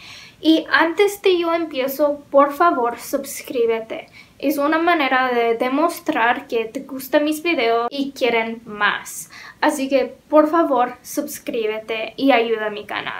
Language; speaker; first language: Spanish; non-native, learner; English